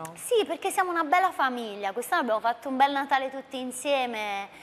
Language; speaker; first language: Italian; native; Italian